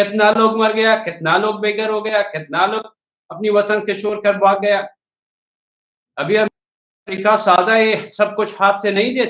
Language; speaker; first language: Hindi; non-native, learner; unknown